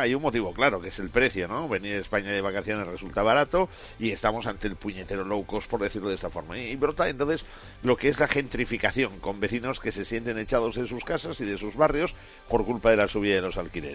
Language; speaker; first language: Spanish; native; Spanish